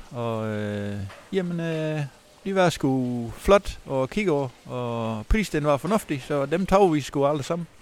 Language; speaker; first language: Danish; non-native, fluent; Dutch